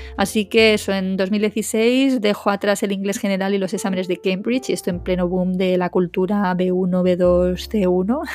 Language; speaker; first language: Spanish; native; Spanish